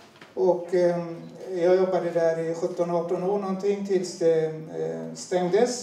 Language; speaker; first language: Swedish; non-native, fluent; Turoyo